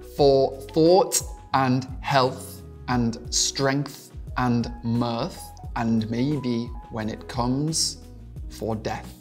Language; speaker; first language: English; native; English